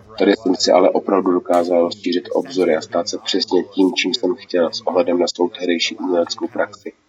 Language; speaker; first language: Czech; non-native, fluent; English